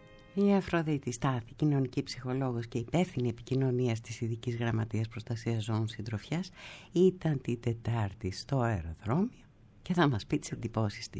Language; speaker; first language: Greek; native; Greek